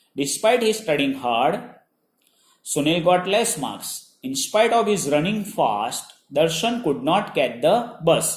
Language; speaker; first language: English; non-native, local second language; Gujarati